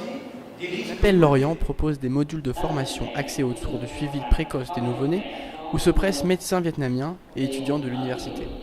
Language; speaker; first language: French; native; French